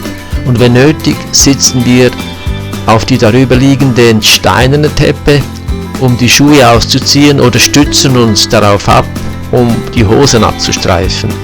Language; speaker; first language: German; native; German